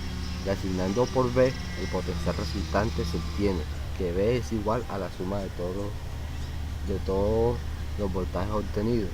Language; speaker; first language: Spanish; native; Spanish